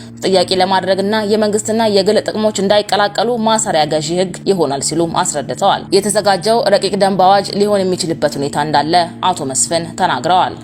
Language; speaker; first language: Amharic; native; Amharic